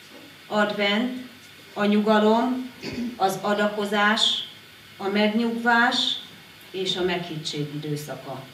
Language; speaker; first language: Hungarian; native; Hungarian